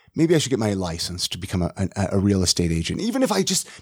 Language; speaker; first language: English; native; English